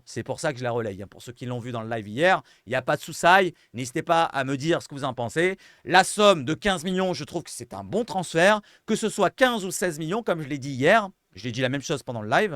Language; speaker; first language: French; native; French